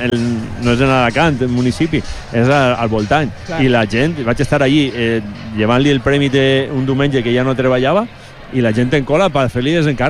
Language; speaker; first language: Catalan; native; Catalan